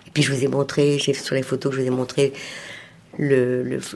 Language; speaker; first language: French; native; French